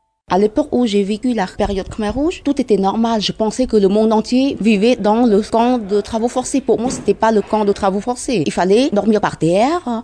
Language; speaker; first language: French; non-native, fluent; Khmer